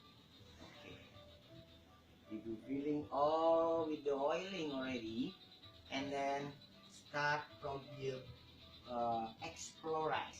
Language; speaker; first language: English; non-native, learner; Indonesian